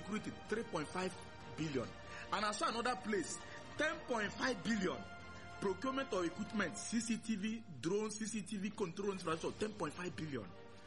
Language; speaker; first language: English; non-native, local second language; Igbo